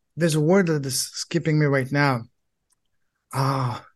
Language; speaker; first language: English; non-native, fluent; French